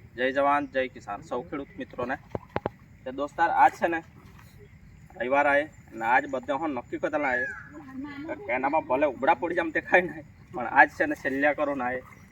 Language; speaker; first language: Gujarati; native; Gujarati